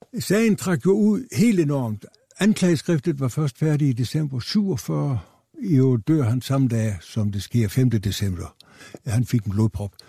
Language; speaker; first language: Danish; native; Danish